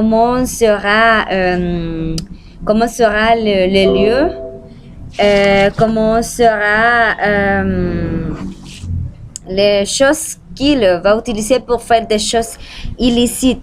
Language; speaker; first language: French; non-native, learner; Spanish